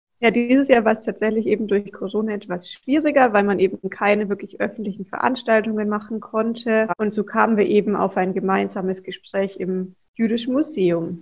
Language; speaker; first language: German; native; German